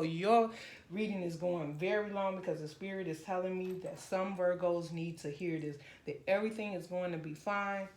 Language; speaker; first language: English; native; English